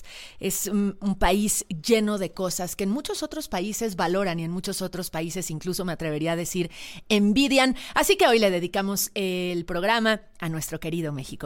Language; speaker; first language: Spanish; native; Spanish